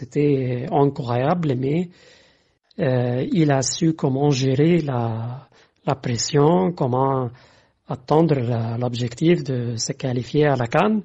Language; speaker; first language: French; non-native, fluent; Arabic